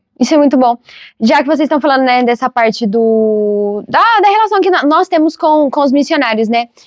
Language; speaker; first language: Portuguese; native; Portuguese